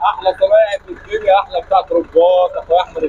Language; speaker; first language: Arabic; native; Arabic